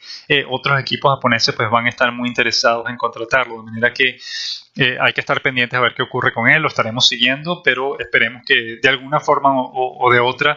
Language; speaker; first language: Spanish; native; Spanish